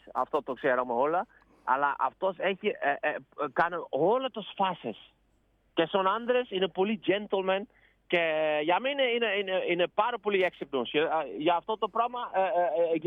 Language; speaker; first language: Greek; non-native, learner; Dutch